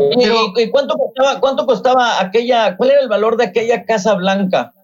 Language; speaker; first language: Spanish; native; Spanish